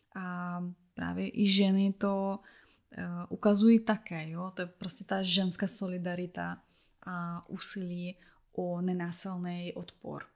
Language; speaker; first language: Czech; non-native, fluent; Russian